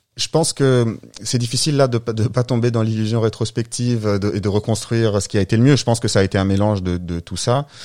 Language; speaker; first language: French; non-native, fluent; Arabic